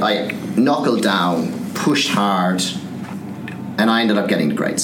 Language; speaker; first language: English; native; English